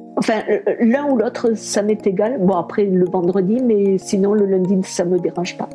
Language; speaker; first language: French; early bilingual, other home language; Spanish